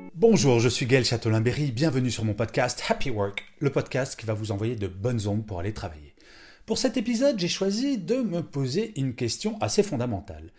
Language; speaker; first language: French; native; French